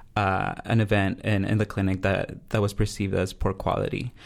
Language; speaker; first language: English; early bilingual, other home language; Spanish